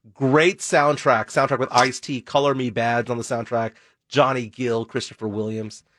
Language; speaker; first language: English; native; English